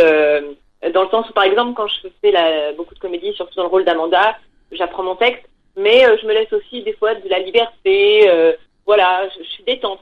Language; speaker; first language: French; native; French